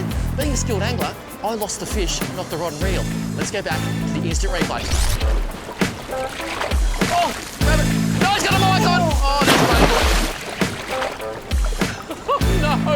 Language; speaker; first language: English; native; English